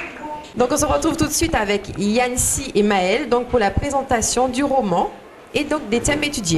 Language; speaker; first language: French; native; French